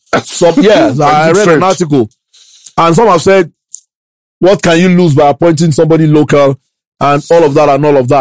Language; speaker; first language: English; non-native, local second language; Yoruba